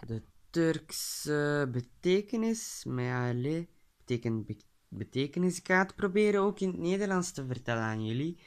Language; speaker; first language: Dutch; early bilingual, other home language; Turkish